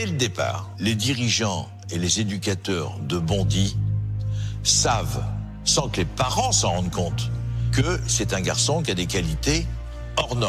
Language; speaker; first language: French; native; French